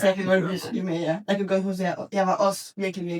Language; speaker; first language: Danish; non-native, learner; Spanish